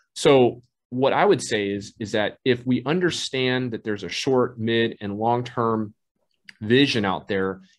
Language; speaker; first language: English; native; English